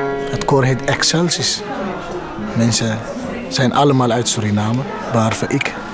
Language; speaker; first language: Dutch; non-native, fluent; Amharic